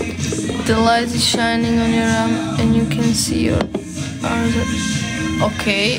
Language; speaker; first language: English; non-native, learner; Slovak